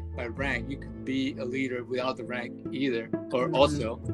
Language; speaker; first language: English; early bilingual, other home language; Spanish